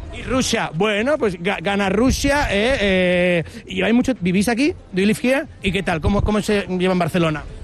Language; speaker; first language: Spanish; native; Spanish